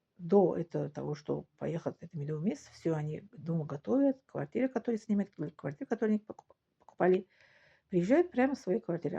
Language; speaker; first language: Russian; non-native, local second language; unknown